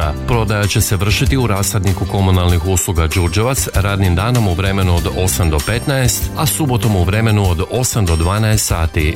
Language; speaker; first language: Croatian; native; Croatian